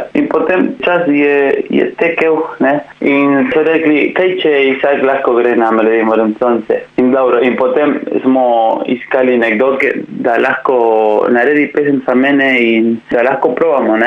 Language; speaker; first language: Slovenian; non-native, learner; Spanish